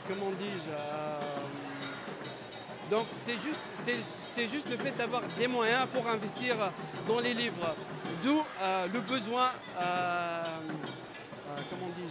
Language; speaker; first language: French; non-native, local second language; Arabic